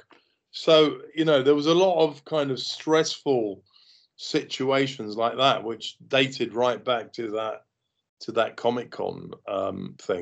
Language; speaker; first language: English; native; English